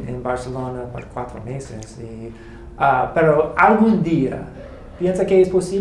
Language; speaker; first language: Spanish; non-native, learner; English